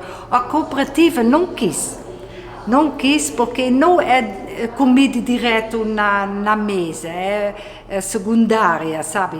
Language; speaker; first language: Portuguese; non-native, fluent; Dutch